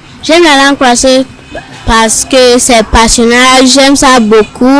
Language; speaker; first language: French; non-native, learner; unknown